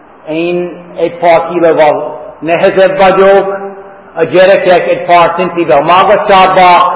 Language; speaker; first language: Hungarian; non-native, fluent; English